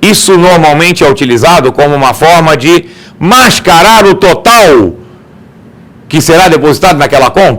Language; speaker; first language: Portuguese; native; Portuguese